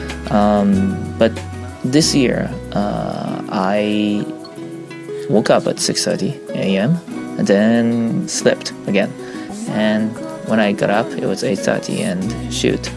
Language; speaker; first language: English; non-native, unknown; Japanese